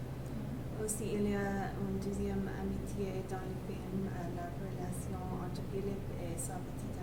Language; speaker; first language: French; non-native, learner; English